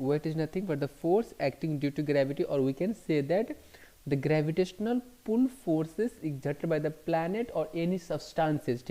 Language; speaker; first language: English; non-native, local second language; Hindi